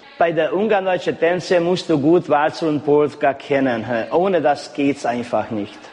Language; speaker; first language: German; non-native, local second language; Hungarian